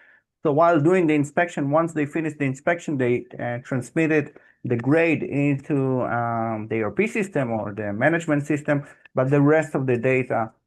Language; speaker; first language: English; non-native, fluent; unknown